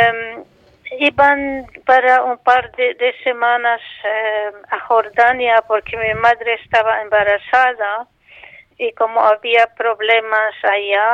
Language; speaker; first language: Spanish; non-native, fluent; Arabic